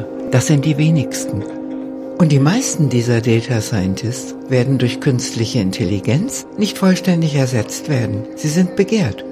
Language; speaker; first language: German; native; German